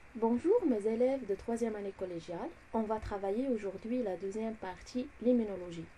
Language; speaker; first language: French; non-native, local second language; Arabic